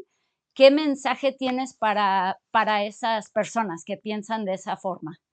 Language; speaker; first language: Spanish; early bilingual, other home language; English